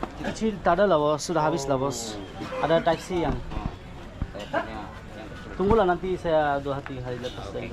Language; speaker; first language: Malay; non-native, learner; Bangla